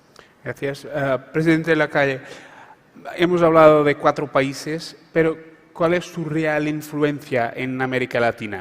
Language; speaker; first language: Spanish; non-native, fluent; Portuguese